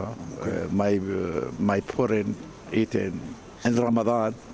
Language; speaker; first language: Dutch; non-native, learner; Arabic